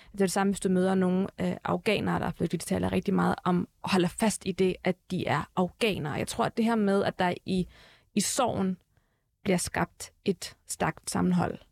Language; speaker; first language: Danish; early bilingual, other home language; Arabic